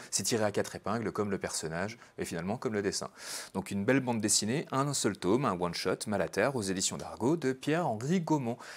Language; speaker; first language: French; native; French